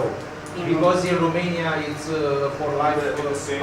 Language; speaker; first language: English; non-native, learner; Romanian